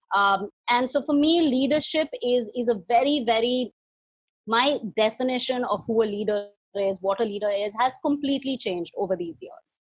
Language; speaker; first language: English; non-native, local second language; Hindi